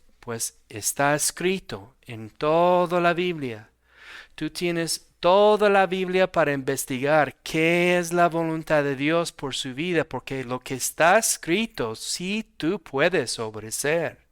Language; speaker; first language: Spanish; non-native, fluent; English